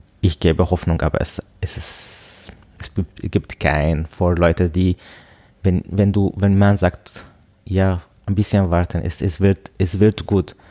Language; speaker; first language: German; non-native, learner; Arabic